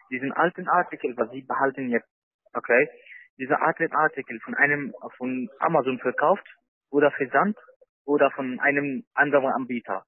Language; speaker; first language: German; non-native, learner; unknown